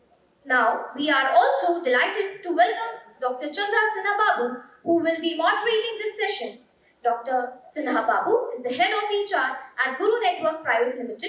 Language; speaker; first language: English; non-native, local second language; Hindi